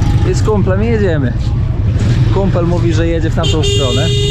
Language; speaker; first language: Polish; native; Polish